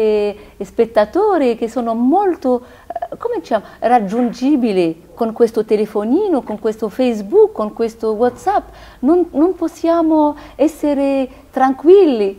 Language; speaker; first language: Italian; non-native, learner; Arabic